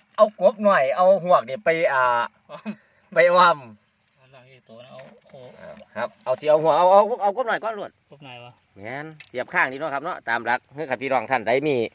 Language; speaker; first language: Thai; native; Thai